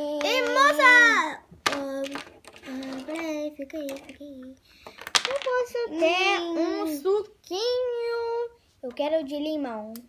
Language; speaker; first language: Portuguese; early bilingual, heritage; Portuguese